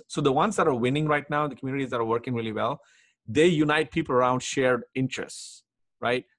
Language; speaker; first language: English; non-native, local second language; Telugu